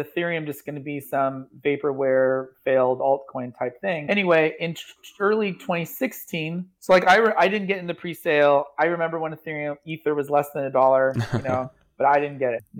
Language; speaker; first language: English; native; English